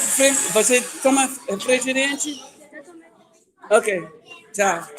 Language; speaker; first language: Portuguese; non-native, learner; English